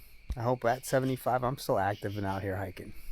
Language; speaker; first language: English; native; English